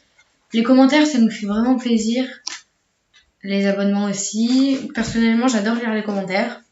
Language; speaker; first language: French; native; French